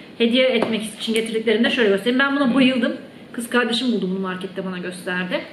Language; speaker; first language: Turkish; native; Turkish